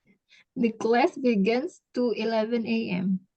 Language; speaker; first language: English; non-native, fluent; Indonesian